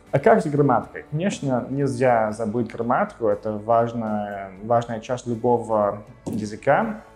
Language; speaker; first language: Russian; non-native, fluent; English